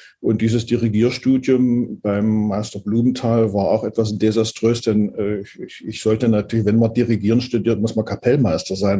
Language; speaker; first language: German; native; German